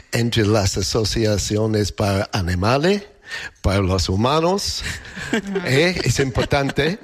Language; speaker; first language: Spanish; non-native, learner; English